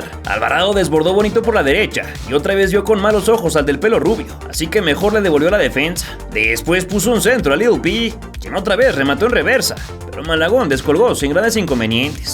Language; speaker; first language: Spanish; native; Spanish